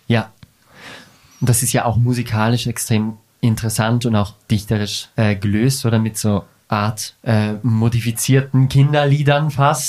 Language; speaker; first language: German; native; German